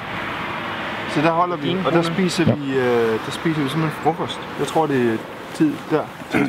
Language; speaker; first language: Danish; native; Danish